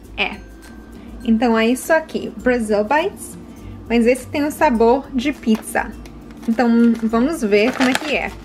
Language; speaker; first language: Portuguese; early bilingual, heritage; Portuguese